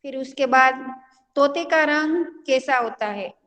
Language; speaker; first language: Hindi; non-native, local second language; Gujarati